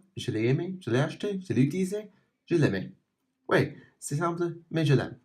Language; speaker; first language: French; non-native, learner; English